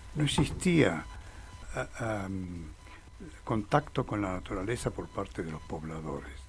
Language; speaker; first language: Spanish; native; Spanish